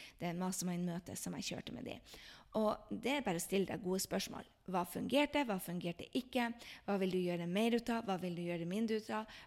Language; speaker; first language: Norwegian; native; Norwegian